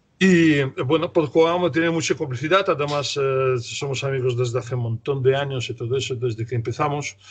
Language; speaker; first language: Spanish; non-native, fluent; Russian